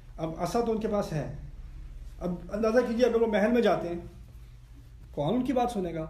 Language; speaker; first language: Urdu; early bilingual, heritage; Urdu